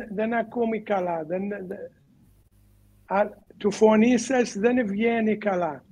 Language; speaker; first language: Greek; non-native, learner; Arabic